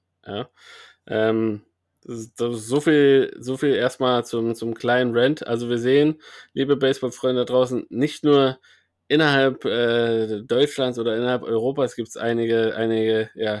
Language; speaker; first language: German; native; German